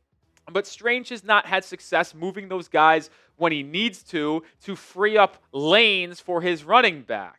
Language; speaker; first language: English; native; English